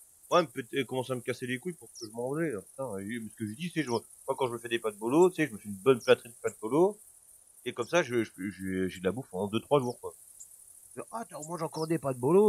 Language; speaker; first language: French; native; French